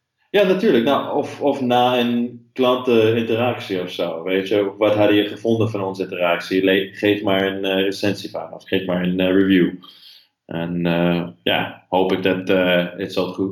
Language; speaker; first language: Dutch; non-native, fluent; English